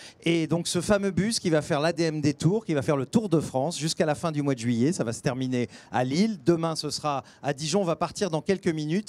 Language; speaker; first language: French; native; French